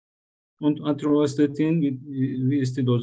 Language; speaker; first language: German; non-native, learner; Turkish